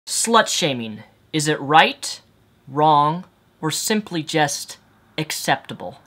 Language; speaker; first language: English; native; English